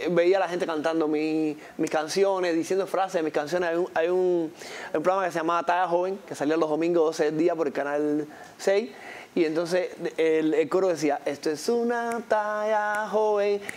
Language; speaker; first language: Spanish; native; Spanish